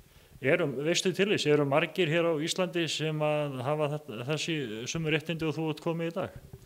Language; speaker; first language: Icelandic; native; Icelandic